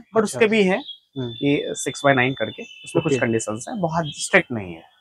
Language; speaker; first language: Hindi; native; Hindi